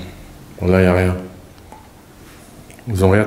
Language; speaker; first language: French; native; French